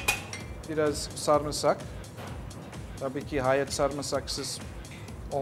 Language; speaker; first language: Turkish; non-native, learner; English